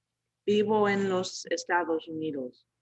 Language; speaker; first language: Spanish; non-native, learner; English